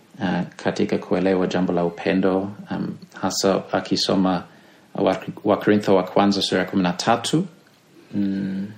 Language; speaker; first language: Swahili; non-native, fluent; English